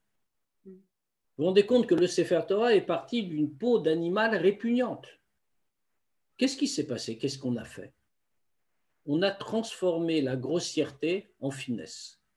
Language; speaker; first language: French; native; French